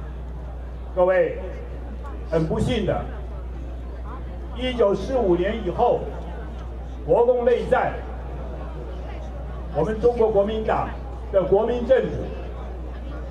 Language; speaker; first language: Chinese; native; Chinese